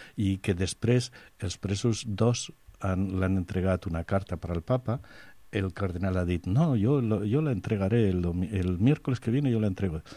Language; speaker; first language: Catalan; non-native, local second language; Spanish